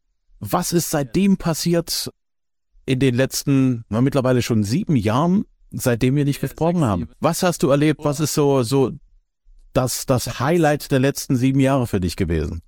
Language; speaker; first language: German; native; German